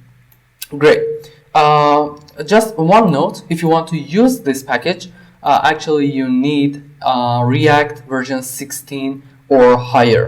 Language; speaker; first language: English; non-native, fluent; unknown